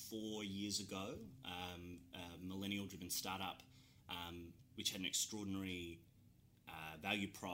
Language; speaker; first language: English; native; English